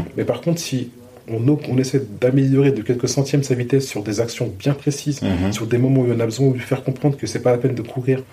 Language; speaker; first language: French; native; French